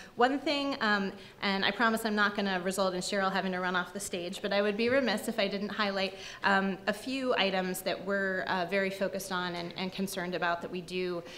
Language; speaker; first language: English; native; English